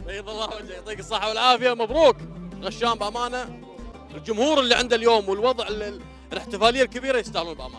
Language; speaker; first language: Arabic; native; Arabic